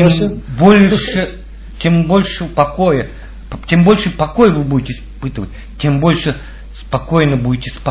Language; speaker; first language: Russian; native; Russian